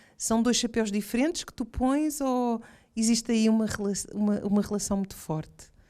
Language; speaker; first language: Portuguese; native; Portuguese